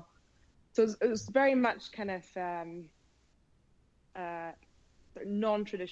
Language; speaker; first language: English; native; English